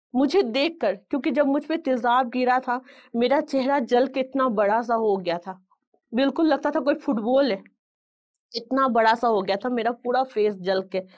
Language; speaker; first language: Hindi; non-native, local second language; Bangla